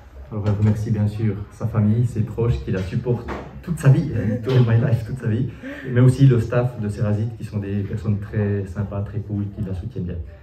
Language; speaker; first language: French; native; French